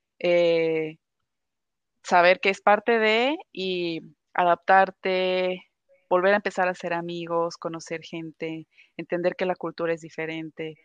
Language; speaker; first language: Spanish; native; Spanish